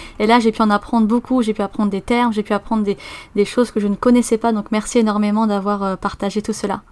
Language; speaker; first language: French; native; French